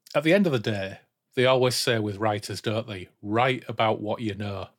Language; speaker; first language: English; native; English